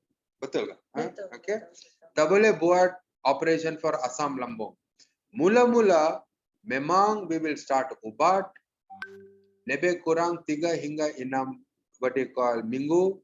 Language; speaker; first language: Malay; non-native, local second language; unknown